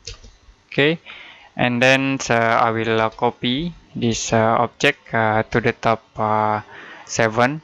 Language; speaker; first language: English; non-native, learner; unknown